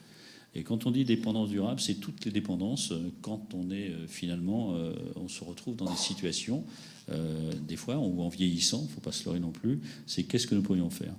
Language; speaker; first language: French; native; French